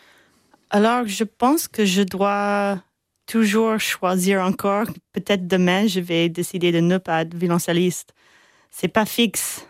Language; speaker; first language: French; non-native, fluent; English